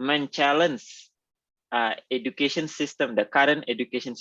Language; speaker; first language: English; non-native, fluent; Indonesian